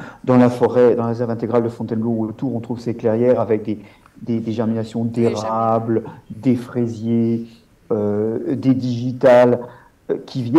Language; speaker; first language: French; native; French